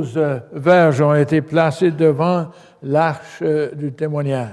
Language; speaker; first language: French; native; French